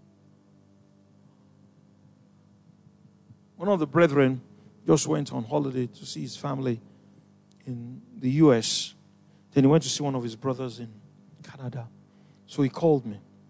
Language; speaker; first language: English; non-native, local second language; Yoruba